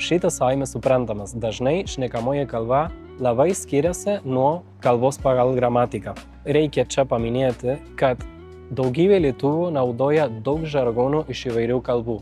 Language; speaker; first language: Lithuanian; non-native, fluent; Spanish